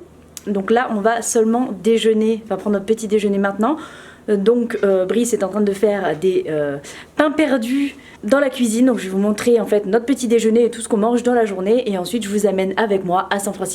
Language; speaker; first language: French; native; French